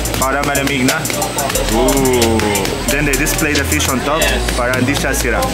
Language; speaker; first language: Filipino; non-native, learner; Arabic